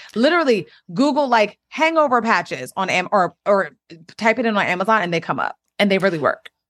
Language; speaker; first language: English; native; English